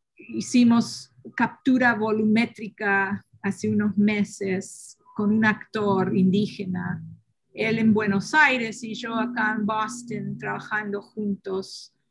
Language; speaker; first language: Spanish; early bilingual, heritage; Spanish